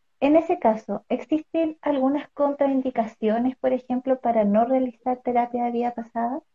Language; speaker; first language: Spanish; native; Spanish